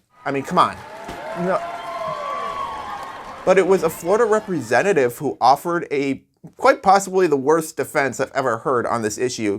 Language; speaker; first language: English; native; English